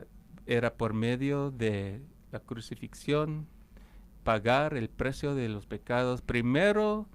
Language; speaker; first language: Spanish; non-native, fluent; English